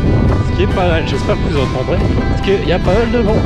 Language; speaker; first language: French; native; French